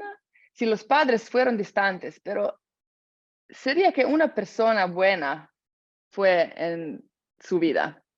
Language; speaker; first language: Spanish; non-native, fluent; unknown